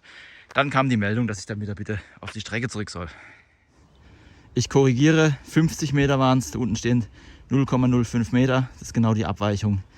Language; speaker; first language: German; native; German